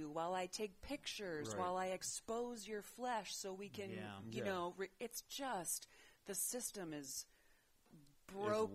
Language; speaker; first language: English; native; English